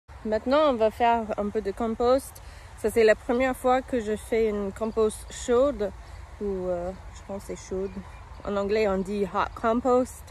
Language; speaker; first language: French; non-native, fluent; English